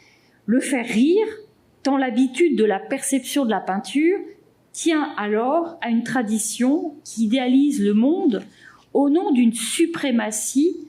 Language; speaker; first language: French; native; French